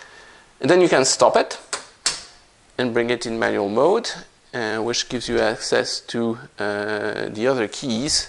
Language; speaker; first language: English; non-native, fluent; French